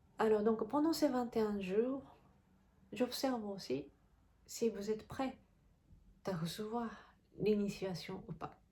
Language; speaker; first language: French; non-native, fluent; Japanese